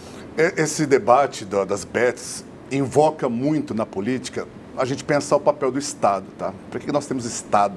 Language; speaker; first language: Portuguese; native; Portuguese